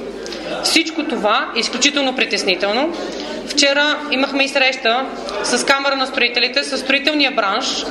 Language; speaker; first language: Bulgarian; native; Bulgarian